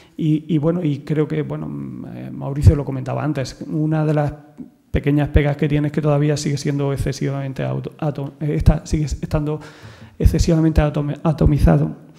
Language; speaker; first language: Spanish; native; Spanish